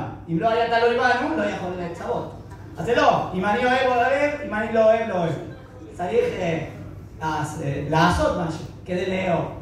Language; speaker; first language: Hebrew; non-native, fluent; Spanish